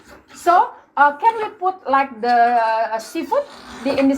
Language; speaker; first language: English; non-native, learner; Indonesian